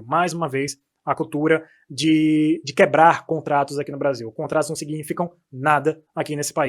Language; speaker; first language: Portuguese; native; Portuguese